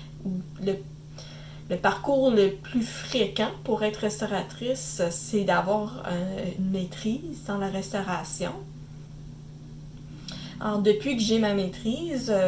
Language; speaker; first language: French; native; French